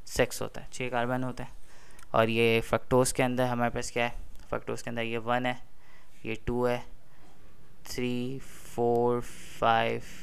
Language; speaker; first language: Urdu; native; Urdu